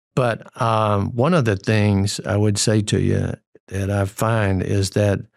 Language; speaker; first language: English; native; English